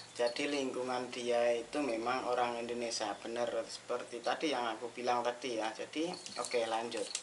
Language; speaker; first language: Indonesian; native; Indonesian